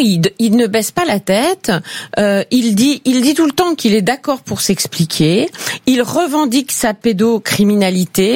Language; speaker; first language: French; native; French